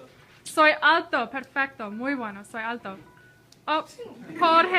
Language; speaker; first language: Spanish; non-native, fluent; English